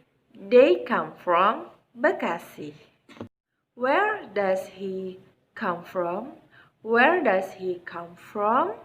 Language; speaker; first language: English; non-native, fluent; Indonesian